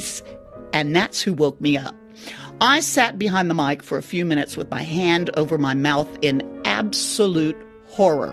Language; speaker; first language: English; native; English